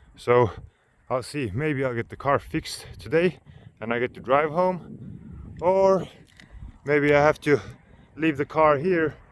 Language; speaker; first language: English; non-native, fluent; Estonian